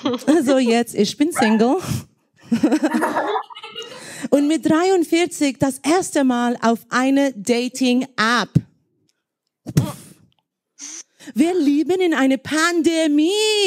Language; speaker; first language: German; non-native, learner; Spanish